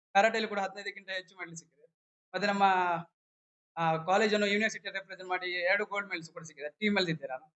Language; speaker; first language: Kannada; native; Kannada